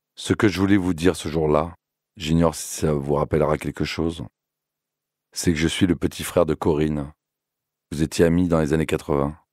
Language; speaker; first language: French; native; French